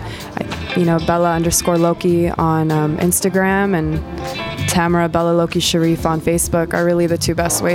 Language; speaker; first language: English; native; English